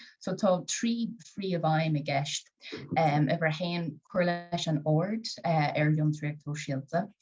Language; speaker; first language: Irish; native; Irish